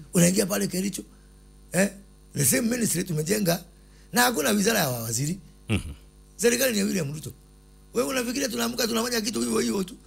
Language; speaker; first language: Swahili; non-native, local second language; Kikuyu